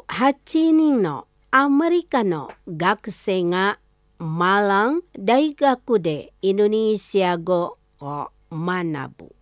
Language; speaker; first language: Japanese; non-native, fluent; Indonesian